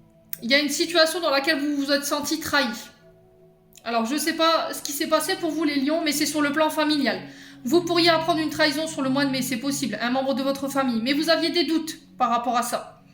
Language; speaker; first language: French; native; French